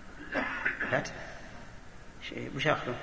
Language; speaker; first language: Arabic; native; Arabic